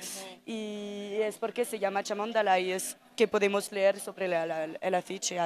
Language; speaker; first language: Spanish; non-native, learner; French